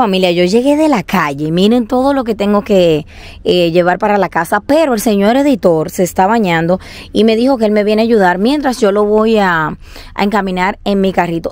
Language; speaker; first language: Spanish; native; Spanish